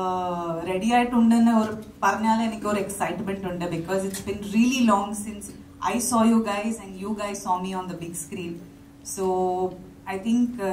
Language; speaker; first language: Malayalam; non-native, fluent; Kannada